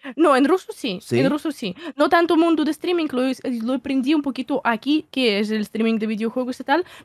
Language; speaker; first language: Spanish; non-native, fluent; Russian